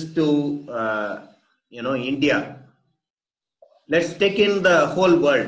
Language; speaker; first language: English; non-native, local second language; Tamil